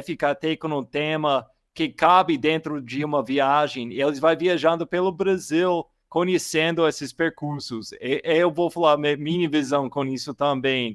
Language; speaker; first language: Portuguese; non-native, learner; English